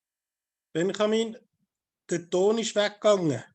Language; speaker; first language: German; non-native, fluent; Spanish